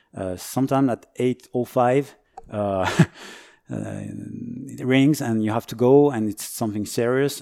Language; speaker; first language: English; non-native, fluent; French